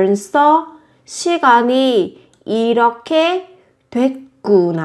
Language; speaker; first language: Korean; non-native, fluent; Vietnamese